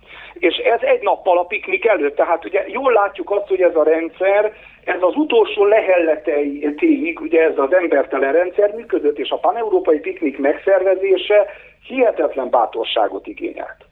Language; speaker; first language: Hungarian; native; Hungarian